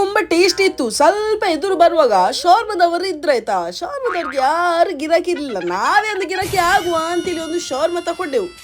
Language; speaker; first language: Kannada; non-native, local second language; Tulu